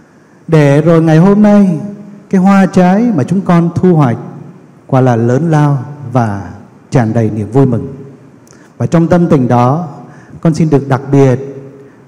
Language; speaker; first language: Vietnamese; native; Vietnamese